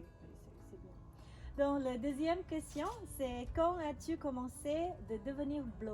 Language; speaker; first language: French; non-native, learner; Indonesian